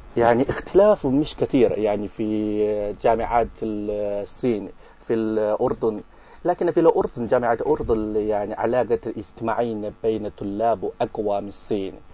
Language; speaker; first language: Arabic; non-native, learner; Chinese